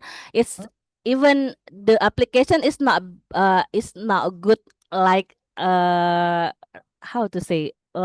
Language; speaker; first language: English; non-native, learner; Indonesian